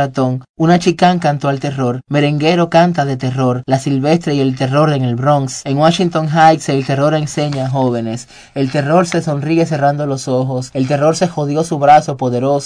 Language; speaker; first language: Spanish; native; Spanish